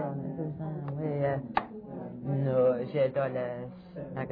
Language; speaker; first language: French; non-native, learner; English